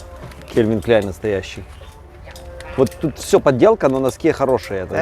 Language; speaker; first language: Russian; native; Russian